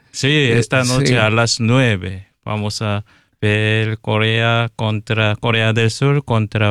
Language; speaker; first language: Spanish; non-native, learner; Korean